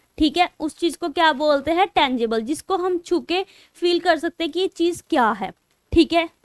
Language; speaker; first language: Hindi; non-native, local second language; Punjabi